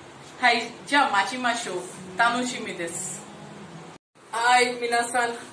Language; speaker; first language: Japanese; non-native, fluent; Hindi